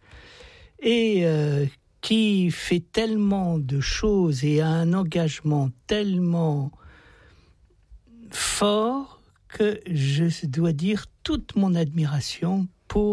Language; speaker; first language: French; native; French